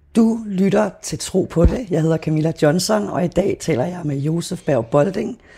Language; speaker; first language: Danish; native; Danish